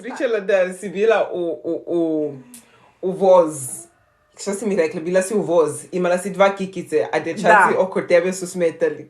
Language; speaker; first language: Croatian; non-native, fluent; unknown